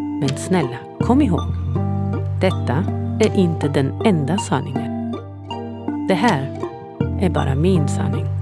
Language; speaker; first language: Swedish; non-native, fluent; Spanish